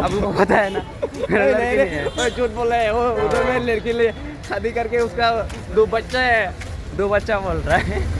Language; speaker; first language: Hindi; non-native, local second language; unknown